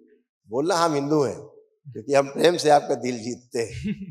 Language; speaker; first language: Hindi; native; Hindi